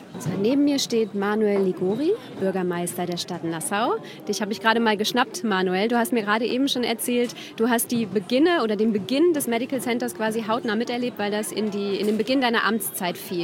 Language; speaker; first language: German; native; German